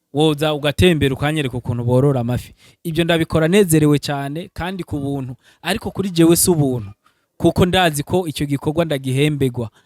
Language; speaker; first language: Rundi; early bilingual, heritage; Rundi